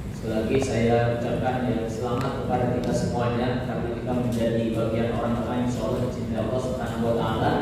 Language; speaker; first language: Indonesian; native; Indonesian